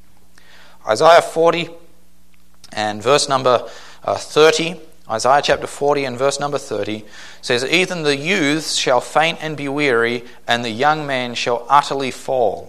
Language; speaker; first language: English; native; English